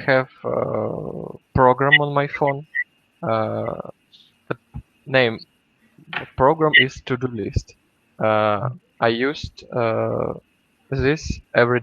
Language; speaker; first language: English; non-native, learner; Russian